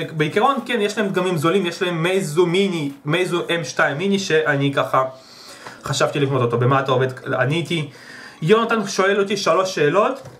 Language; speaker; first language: Hebrew; early bilingual, other home language; Russian